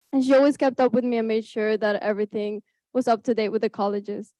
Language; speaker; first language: English; early bilingual, other home language; Spanish